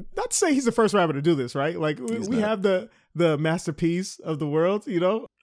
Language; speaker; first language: English; early bilingual, other home language; Haitian Creole